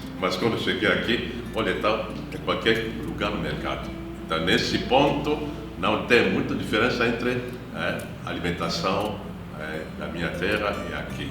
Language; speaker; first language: Portuguese; non-native, fluent; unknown